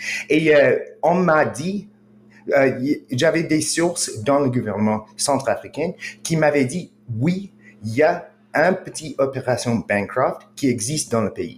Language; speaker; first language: French; non-native, fluent; English